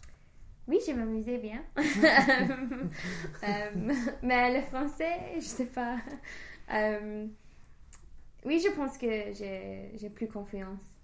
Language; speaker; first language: French; non-native, learner; English